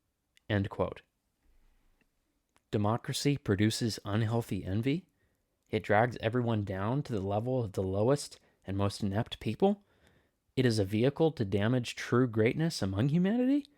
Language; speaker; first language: English; native; English